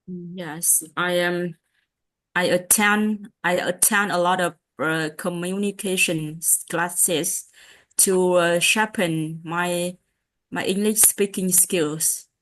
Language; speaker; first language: English; non-native, learner; Vietnamese